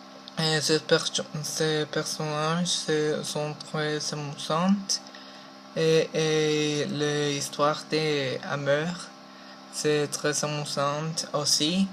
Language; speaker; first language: French; non-native, learner; Spanish